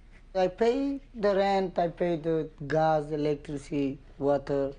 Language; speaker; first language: English; non-native, learner; Romanian